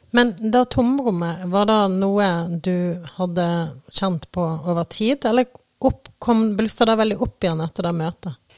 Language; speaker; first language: Norwegian; native; Norwegian